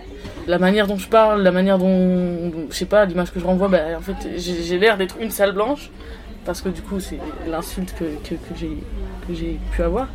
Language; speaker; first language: French; native; French